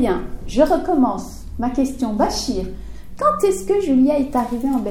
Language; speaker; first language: French; native; French